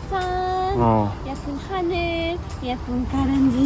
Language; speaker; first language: Korean; non-native, learner; English